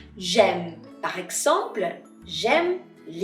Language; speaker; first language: French; non-native, fluent; Spanish